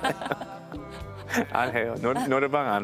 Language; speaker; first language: Korean; early bilingual, heritage; English